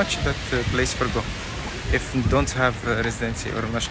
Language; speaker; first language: English; non-native, learner; Arabic